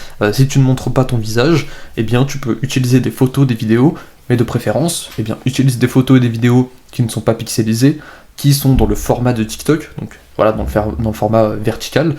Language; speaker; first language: French; native; French